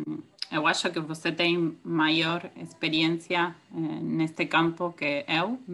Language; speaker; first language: Portuguese; non-native, fluent; Spanish